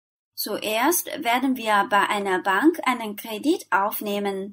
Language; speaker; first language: German; non-native, fluent; Chinese